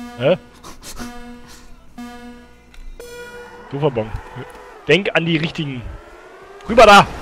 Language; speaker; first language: German; native; German